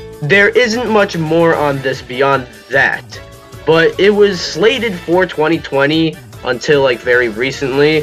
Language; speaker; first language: English; native; English